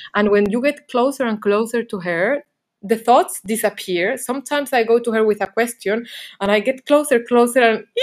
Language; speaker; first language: English; non-native, fluent; Spanish